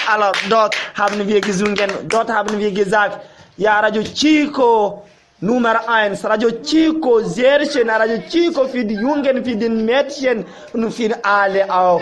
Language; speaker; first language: German; non-native, learner; Bambara